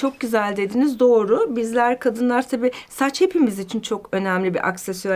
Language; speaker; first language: Turkish; native; Turkish